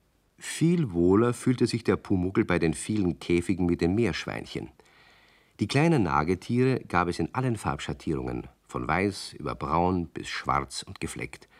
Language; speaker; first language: German; native; German